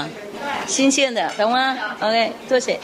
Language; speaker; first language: Chinese; non-native, fluent; Vietnamese